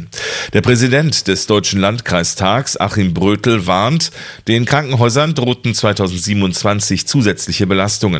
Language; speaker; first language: German; native; German